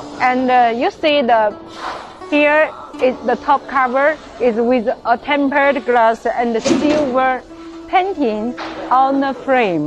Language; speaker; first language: English; non-native, learner; Chinese